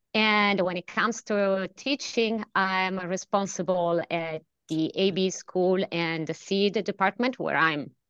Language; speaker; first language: English; non-native, fluent; Italian